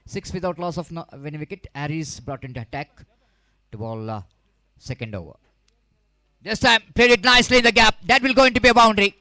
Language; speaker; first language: English; non-native, local second language; Kannada